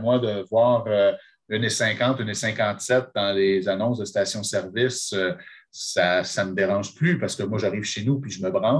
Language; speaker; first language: French; native; French